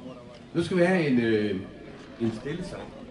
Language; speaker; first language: Danish; native; Danish